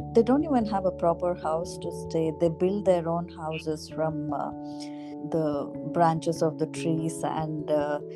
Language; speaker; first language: English; non-native, local second language; Kannada